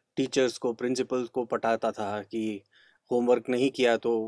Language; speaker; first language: Hindi; non-native, local second language; Kannada